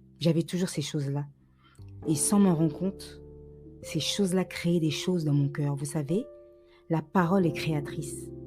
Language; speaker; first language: French; native; French